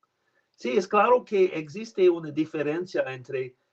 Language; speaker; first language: Spanish; non-native, learner; French